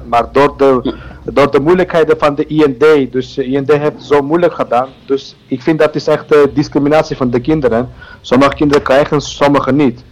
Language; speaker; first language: Dutch; non-native, learner; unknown